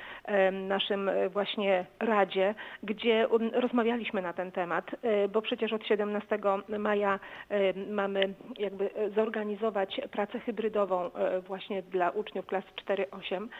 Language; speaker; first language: Polish; native; Polish